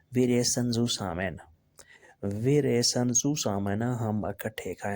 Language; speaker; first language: German; non-native, learner; Urdu